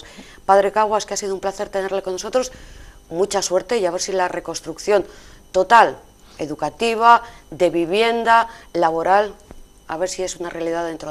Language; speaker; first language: Spanish; native; Spanish